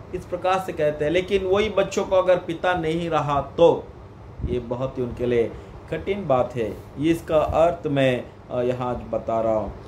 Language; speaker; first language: Hindi; non-native, local second language; Kannada